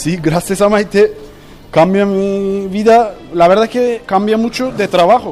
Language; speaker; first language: Spanish; non-native, fluent; Turkish